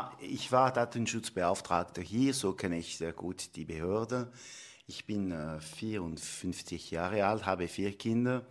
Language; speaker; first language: German; non-native, local second language; French